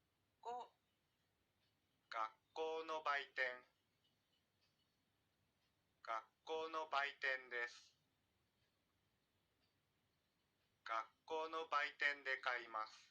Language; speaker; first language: Japanese; non-native, learner; Indonesian